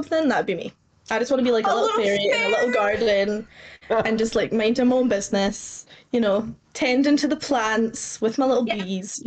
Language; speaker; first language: English; native; English